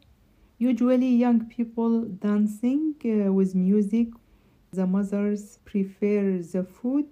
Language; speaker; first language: English; non-native, fluent; Arabic